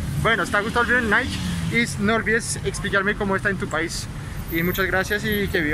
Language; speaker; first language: Spanish; non-native, fluent; French